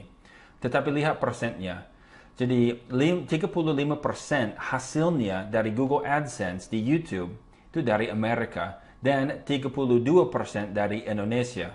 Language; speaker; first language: Indonesian; non-native, fluent; English